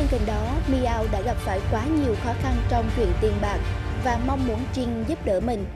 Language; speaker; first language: Vietnamese; native; Vietnamese